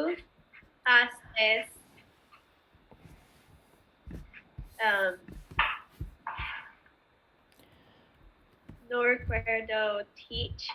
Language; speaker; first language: Spanish; non-native, learner; English